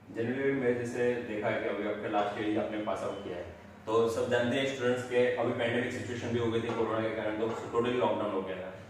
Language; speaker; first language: Hindi; native; Hindi